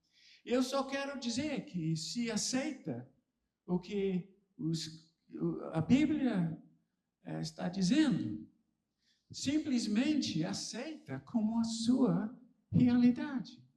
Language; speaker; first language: Portuguese; non-native, fluent; English